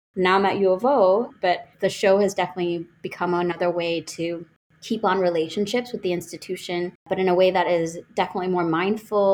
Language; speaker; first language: English; non-native, local second language; Bangla